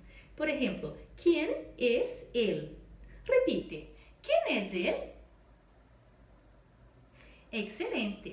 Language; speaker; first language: Spanish; non-native, fluent; Portuguese